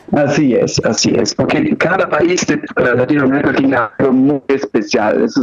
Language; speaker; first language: Spanish; non-native, fluent; German